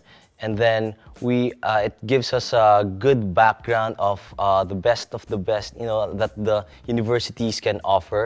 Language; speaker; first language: English; non-native, local second language; Filipino